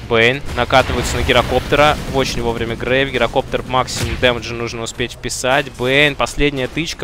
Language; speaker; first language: Russian; native; Russian